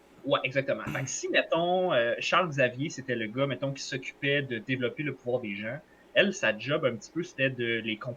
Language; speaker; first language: French; native; French